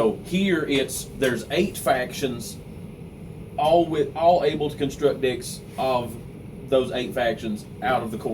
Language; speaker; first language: English; native; English